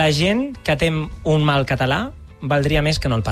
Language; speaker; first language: Catalan; native; Catalan